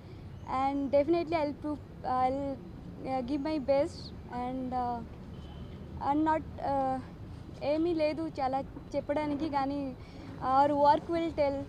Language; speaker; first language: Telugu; non-native, local second language; Odia